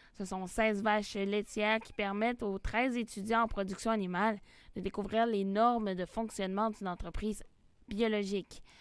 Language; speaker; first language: French; native; French